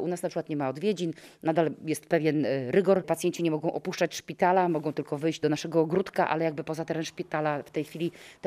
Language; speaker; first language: Polish; native; Polish